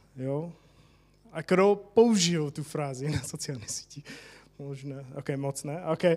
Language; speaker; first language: Czech; non-native, fluent; English